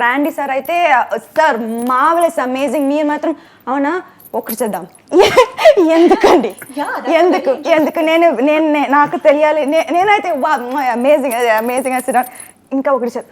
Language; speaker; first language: Telugu; non-native, fluent; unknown